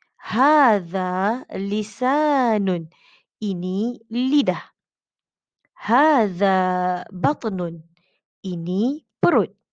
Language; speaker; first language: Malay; native; Malay